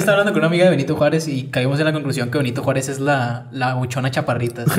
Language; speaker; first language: Spanish; native; Spanish